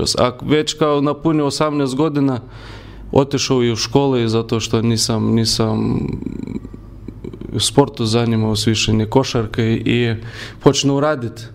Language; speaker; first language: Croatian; non-native, learner; Lithuanian